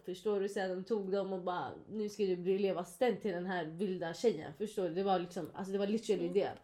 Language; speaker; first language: Swedish; early bilingual, other home language; Kurdish